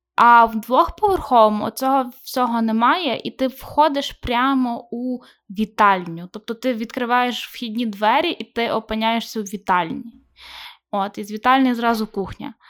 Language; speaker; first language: Ukrainian; native; Ukrainian